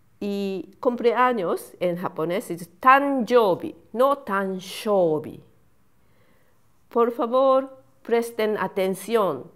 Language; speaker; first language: Spanish; non-native, fluent; Japanese